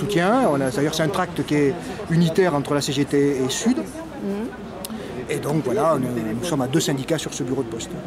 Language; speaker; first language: French; native; French